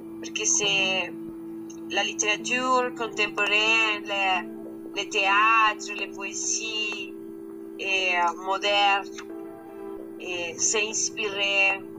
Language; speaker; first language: French; non-native, learner; Spanish